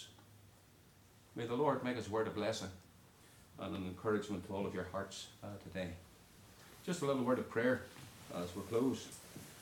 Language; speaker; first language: English; native; English